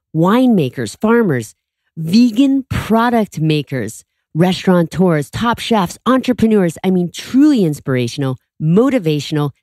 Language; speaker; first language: English; native; English